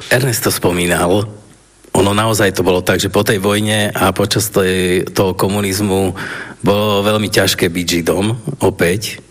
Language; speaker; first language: Slovak; native; Slovak